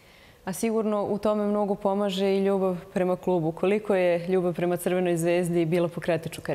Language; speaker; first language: Serbian; native; Serbian